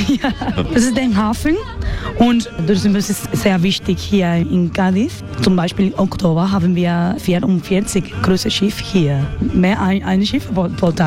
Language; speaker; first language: German; non-native, learner; Spanish